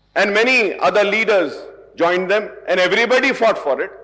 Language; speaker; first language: English; non-native, local second language; Urdu